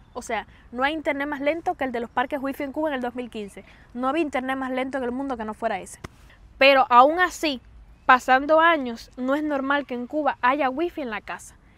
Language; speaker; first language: Spanish; native; Spanish